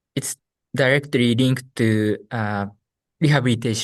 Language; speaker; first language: English; non-native, learner; Japanese